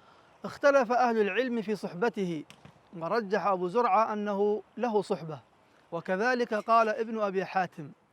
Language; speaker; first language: Arabic; native; Arabic